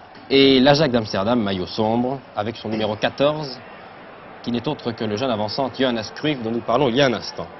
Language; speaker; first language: French; native; French